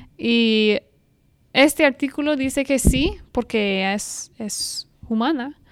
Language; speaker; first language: Spanish; non-native, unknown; English